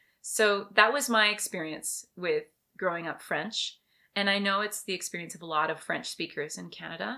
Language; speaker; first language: English; early bilingual, other home language; French